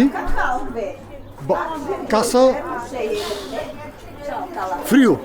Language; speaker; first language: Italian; non-native, learner; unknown